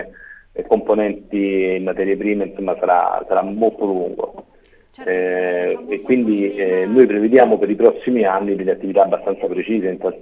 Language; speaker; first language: Italian; native; Italian